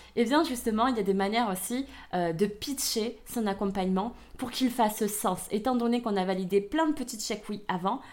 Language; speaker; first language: French; native; French